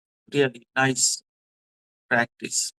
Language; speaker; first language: English; non-native, fluent; Hindi